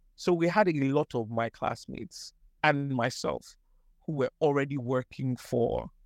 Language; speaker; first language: English; non-native, local second language; Yoruba